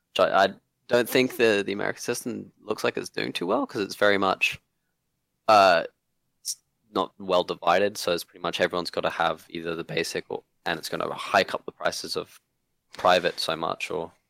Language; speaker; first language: English; non-native, local second language; Cantonese